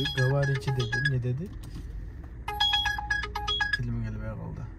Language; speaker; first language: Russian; non-native, learner; Kyrgyz